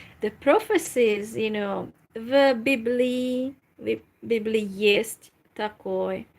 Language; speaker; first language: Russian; non-native, learner; Hungarian